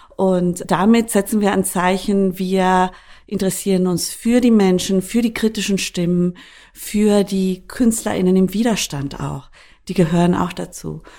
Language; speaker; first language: German; non-native, fluent; Spanish